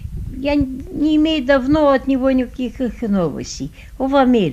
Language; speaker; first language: Russian; early bilingual, heritage; Russian